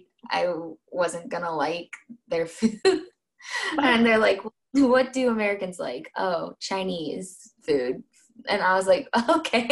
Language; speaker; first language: English; native; English